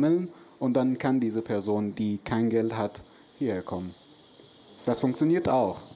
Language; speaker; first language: German; non-native, fluent; Arabic